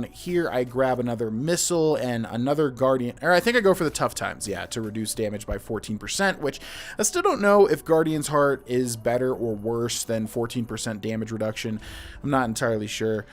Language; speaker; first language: English; native; English